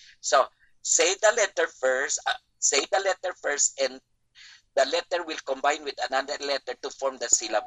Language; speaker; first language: English; non-native, local second language; Chavacano